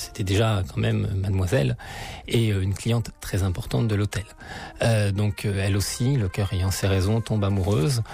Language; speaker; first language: French; native; French